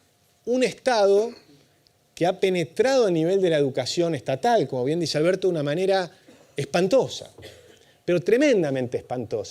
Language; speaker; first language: Spanish; native; Spanish